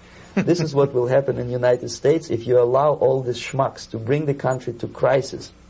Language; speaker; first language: English; native; English